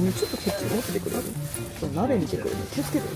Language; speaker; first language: Japanese; native; Japanese